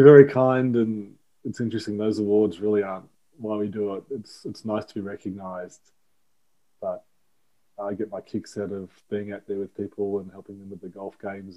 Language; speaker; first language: English; native; English